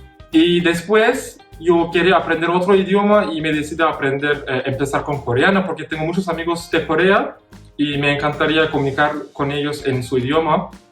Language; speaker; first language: Spanish; non-native, fluent; Turkish